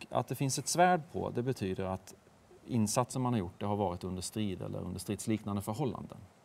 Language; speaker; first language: Swedish; native; Swedish